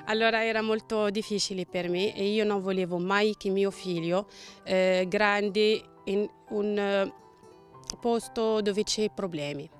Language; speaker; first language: Italian; non-native, learner; Arabic